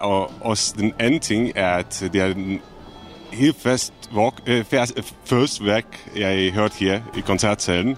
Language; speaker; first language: Danish; non-native, fluent; Czech